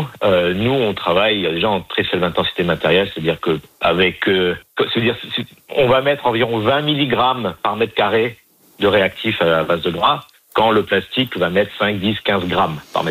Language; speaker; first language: French; native; French